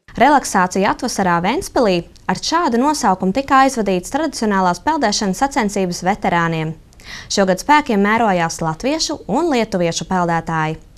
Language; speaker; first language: Latvian; native; Latvian